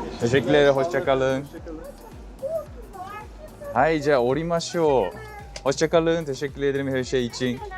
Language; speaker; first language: Turkish; non-native, fluent; Japanese